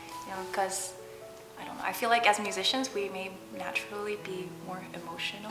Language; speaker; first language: English; early bilingual, other home language; Korean